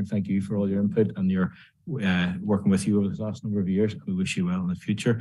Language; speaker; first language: English; native; English